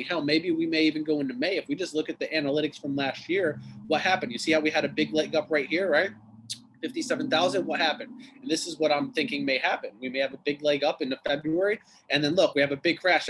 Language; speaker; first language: English; native; English